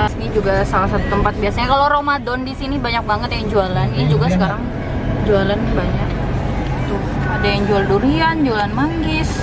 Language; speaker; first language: Indonesian; native; Indonesian